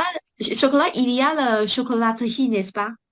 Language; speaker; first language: French; non-native, fluent; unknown